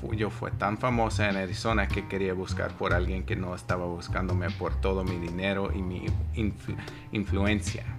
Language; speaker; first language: Spanish; non-native, learner; English